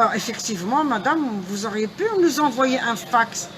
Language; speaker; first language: French; non-native, local second language; Arabic